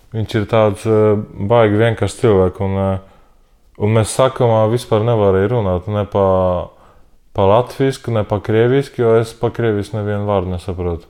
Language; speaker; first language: Latvian; non-native, learner; Polish